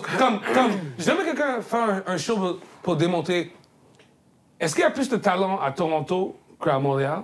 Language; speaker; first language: French; native; French